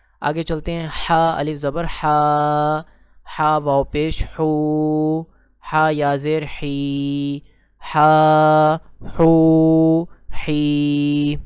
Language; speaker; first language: Urdu; native; Urdu